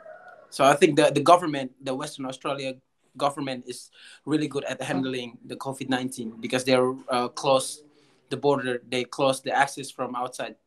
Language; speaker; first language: English; non-native, learner; Indonesian